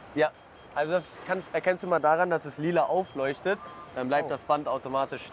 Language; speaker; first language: German; native; German